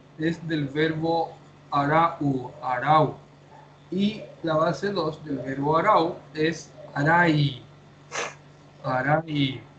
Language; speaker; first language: Spanish; native; Spanish